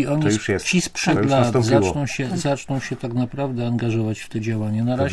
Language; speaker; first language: Polish; native; Polish